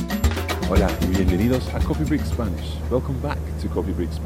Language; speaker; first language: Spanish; non-native, fluent; English